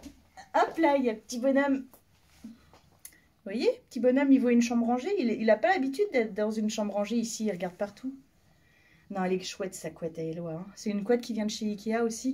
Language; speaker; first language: French; native; French